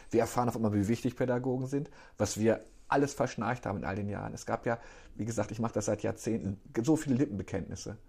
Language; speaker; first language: German; native; German